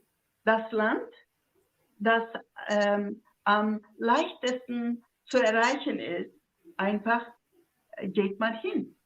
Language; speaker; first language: German; non-native, fluent; Zaza